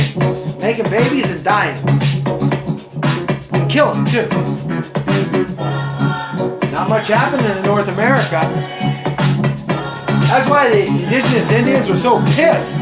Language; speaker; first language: English; native; English